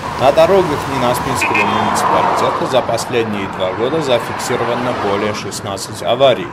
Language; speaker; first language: Russian; non-native, local second language; Georgian